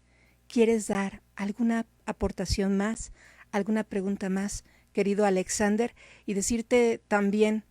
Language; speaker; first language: Spanish; native; Spanish